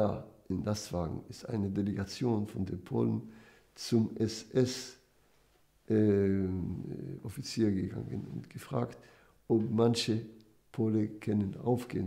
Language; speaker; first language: German; non-native, fluent; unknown